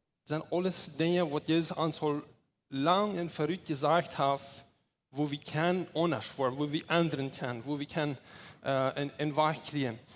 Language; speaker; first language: German; non-native, learner; Plautdietsch